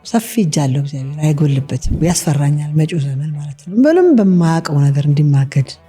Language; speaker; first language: Amharic; native; Amharic